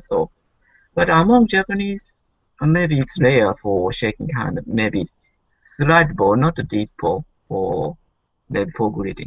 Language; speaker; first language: English; non-native, learner; Japanese